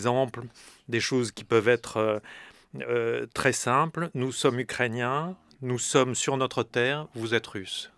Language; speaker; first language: French; native; French